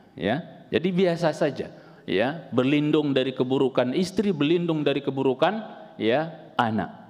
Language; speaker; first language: Indonesian; non-native, local second language; Sundanese